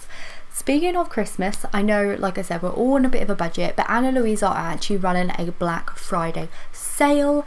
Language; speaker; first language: English; native; English